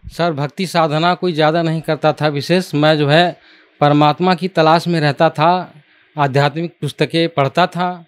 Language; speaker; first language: Hindi; native; Hindi